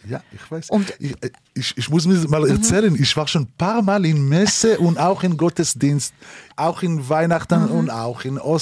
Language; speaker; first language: German; non-native, learner; Hebrew